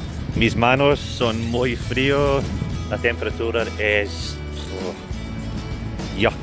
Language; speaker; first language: Spanish; non-native, learner; English